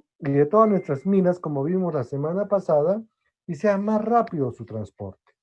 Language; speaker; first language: Spanish; native; Spanish